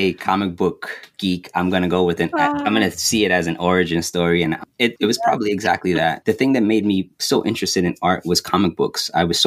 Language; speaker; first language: English; native; English